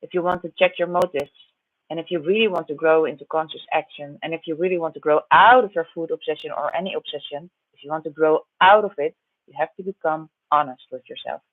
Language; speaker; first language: English; non-native, fluent; Dutch